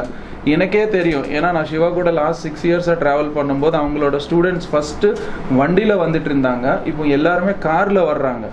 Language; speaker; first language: Tamil; native; Tamil